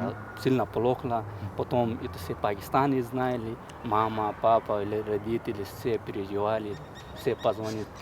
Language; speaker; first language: Russian; non-native, learner; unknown